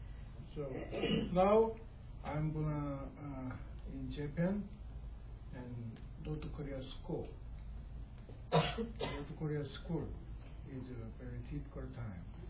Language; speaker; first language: English; non-native, learner; Korean